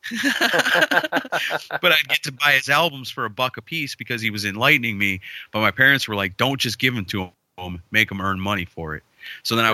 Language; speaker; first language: English; native; English